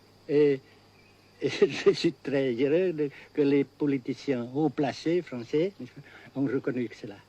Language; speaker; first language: French; non-native, fluent; Vietnamese